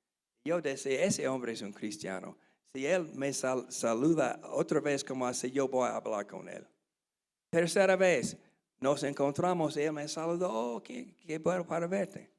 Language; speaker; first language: Spanish; non-native, learner; English